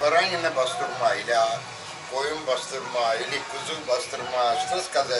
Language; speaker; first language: Russian; non-native, local second language; Azerbaijani